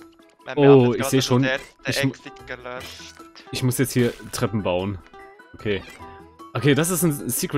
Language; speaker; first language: German; native; German